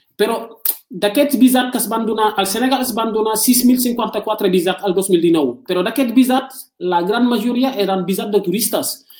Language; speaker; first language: Catalan; non-native, fluent; Wolof